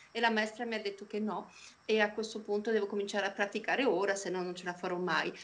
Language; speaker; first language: Italian; non-native, fluent; Polish